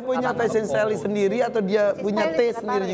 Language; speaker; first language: Indonesian; native; Indonesian